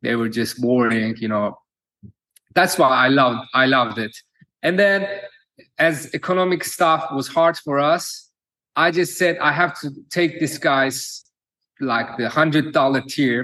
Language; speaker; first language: English; non-native, fluent; Turkish